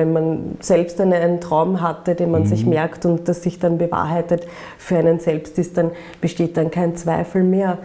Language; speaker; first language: German; native; German